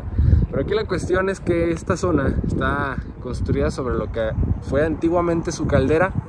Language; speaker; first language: Spanish; native; Spanish